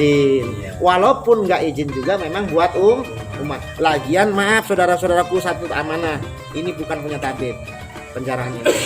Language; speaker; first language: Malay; non-native, local second language; Javanese